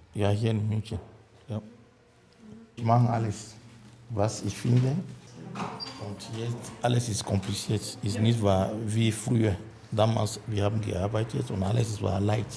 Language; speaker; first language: German; non-native, learner; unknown